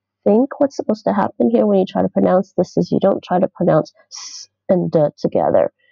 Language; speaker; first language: English; native; English